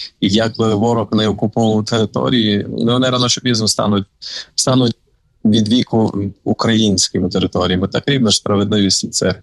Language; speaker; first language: Ukrainian; native; Ukrainian